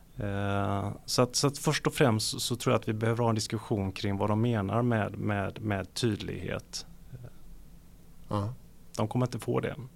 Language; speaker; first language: Swedish; native; Swedish